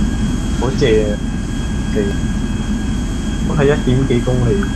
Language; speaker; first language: Chinese; native; Chinese